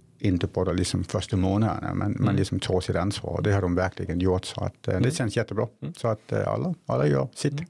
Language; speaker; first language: Swedish; non-native, fluent; Danish